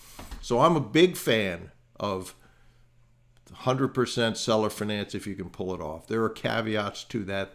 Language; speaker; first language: English; native; English